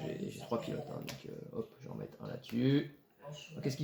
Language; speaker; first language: French; native; French